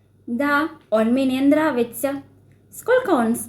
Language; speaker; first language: Russian; non-native, fluent; Sinhala